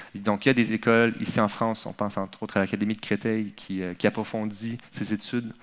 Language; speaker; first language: French; native; French